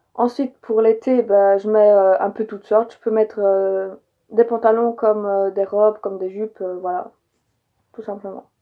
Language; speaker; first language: French; early bilingual, other home language; Polish